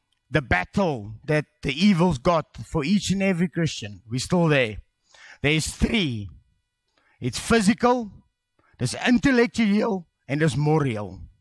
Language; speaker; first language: English; non-native, local second language; Afrikaans